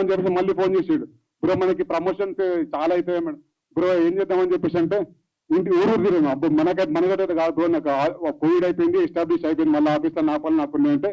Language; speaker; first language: Telugu; native; Telugu